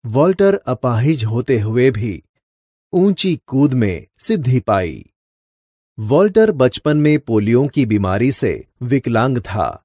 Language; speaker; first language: Hindi; non-native, local second language; Gujarati